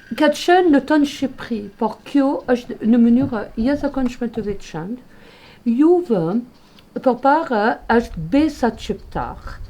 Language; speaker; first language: Albanian; non-native, learner; French